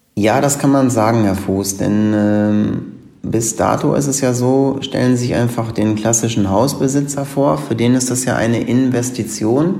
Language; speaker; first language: German; native; German